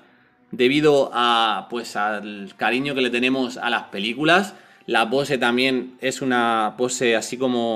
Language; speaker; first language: Spanish; native; Spanish